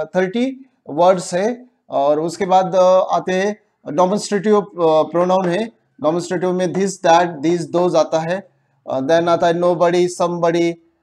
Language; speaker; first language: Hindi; non-native, local second language; Marathi